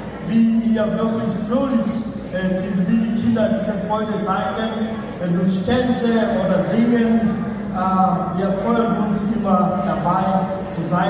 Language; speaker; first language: German; non-native, fluent; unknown